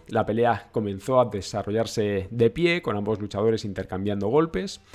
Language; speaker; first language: Spanish; native; Spanish